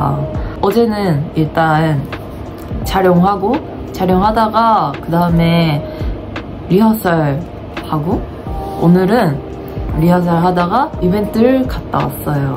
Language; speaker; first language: Korean; non-native, fluent; Japanese